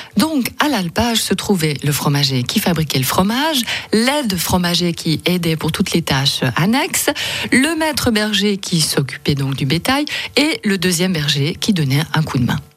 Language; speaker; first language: French; native; French